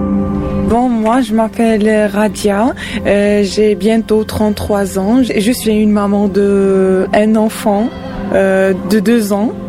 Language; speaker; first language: French; non-native, local second language; Arabic